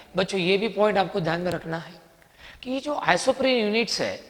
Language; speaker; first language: Hindi; non-native, local second language; Marathi